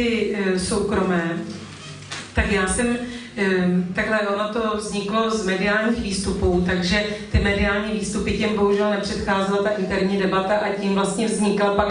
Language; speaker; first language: Czech; native; Czech